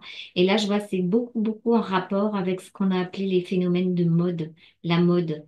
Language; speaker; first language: French; native; French